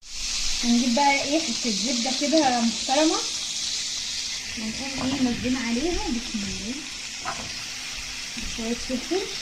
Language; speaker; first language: Arabic; native; Arabic